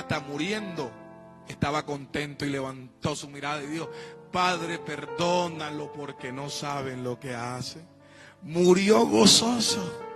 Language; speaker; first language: Spanish; native; Spanish